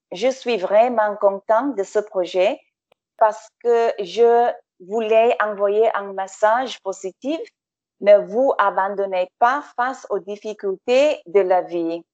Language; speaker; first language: French; non-native, fluent; English